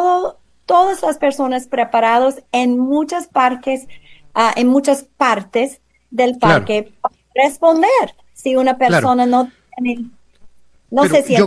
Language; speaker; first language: Spanish; non-native, fluent; English